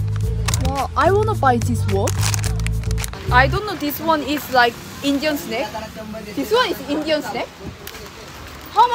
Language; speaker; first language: English; non-native, learner; Korean